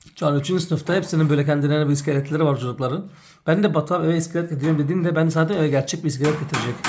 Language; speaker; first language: Turkish; early bilingual, heritage; Turkish